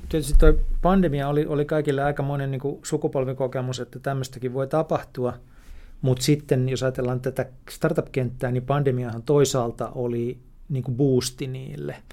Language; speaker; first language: Finnish; native; Finnish